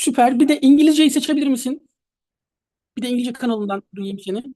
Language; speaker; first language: Turkish; native; Turkish